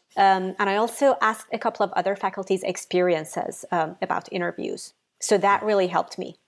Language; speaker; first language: English; non-native, fluent; Persian